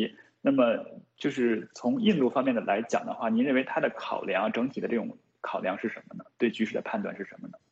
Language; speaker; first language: Chinese; native; Chinese